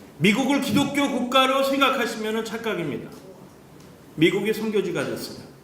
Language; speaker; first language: Korean; early bilingual, heritage; Spanish